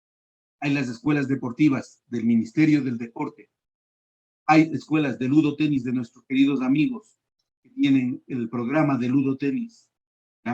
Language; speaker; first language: Spanish; native; Spanish